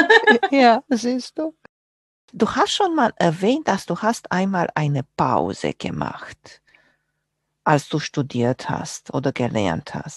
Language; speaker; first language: German; non-native, fluent; Romanian